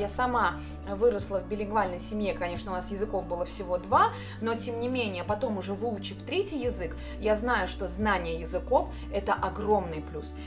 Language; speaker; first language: Russian; native; Russian